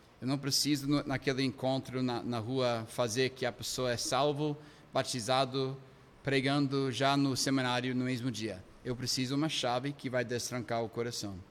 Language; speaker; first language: Portuguese; non-native, fluent; English